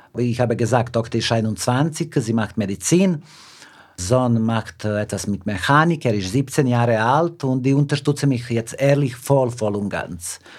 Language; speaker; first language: German; non-native, fluent; Serbian